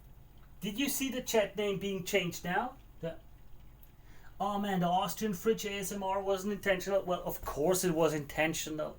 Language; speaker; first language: English; non-native, fluent; German